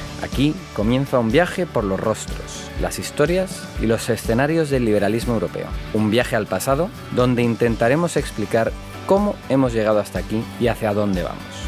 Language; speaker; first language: Spanish; native; Spanish